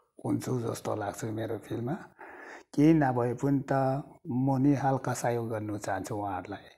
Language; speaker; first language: Nepali; non-native, local second language; Sherpa